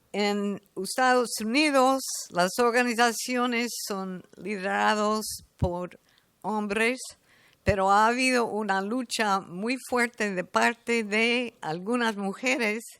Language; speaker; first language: Spanish; non-native, fluent; English